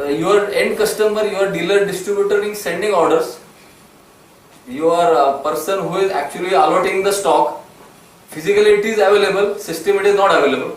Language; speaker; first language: English; non-native, local second language; Marathi